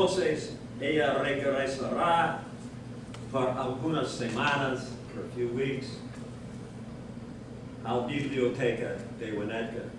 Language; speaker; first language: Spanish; non-native, learner; English